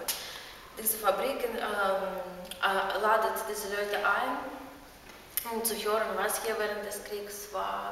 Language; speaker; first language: German; non-native, learner; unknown